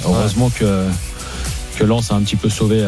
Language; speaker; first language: French; native; French